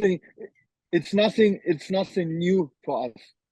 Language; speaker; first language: English; non-native, learner; German